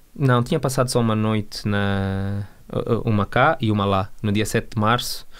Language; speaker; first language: Portuguese; native; Portuguese